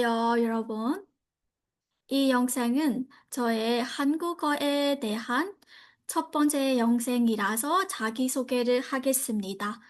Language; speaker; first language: Korean; non-native, learner; Burmese